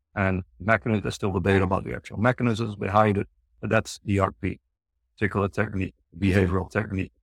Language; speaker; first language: English; non-native, fluent; Dutch